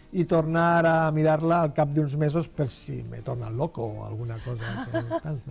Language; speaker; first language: Catalan; non-native, local second language; Spanish